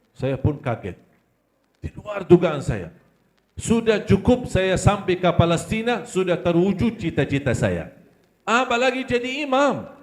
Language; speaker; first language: Malay; non-native, fluent; Arabic